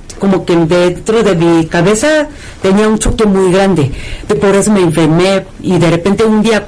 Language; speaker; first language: Spanish; non-native, fluent; Korean